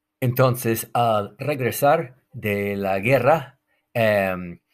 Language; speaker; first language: Spanish; non-native, fluent; English